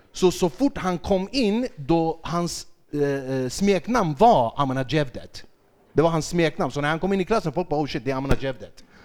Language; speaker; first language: Swedish; early bilingual, other home language; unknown